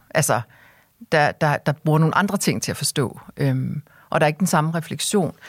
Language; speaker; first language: Danish; early bilingual, other home language; Korean